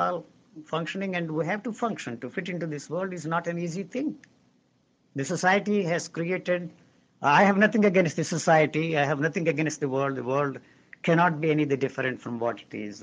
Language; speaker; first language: English; non-native, local second language; Telugu